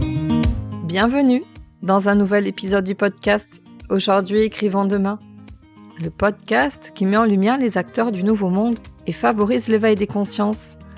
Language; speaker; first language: French; native; French